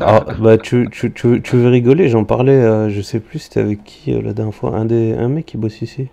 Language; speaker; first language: French; native; French